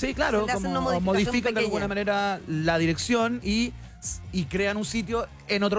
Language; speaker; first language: Spanish; native; Spanish